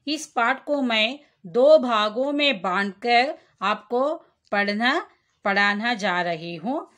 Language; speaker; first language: Hindi; non-native, local second language; Kannada